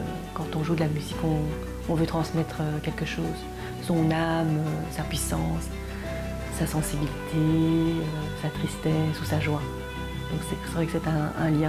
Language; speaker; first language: French; early bilingual, other home language; Korean